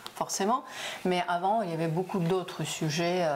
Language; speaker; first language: French; non-native, fluent; Russian